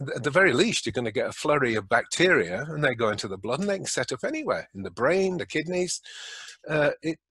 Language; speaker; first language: English; native; English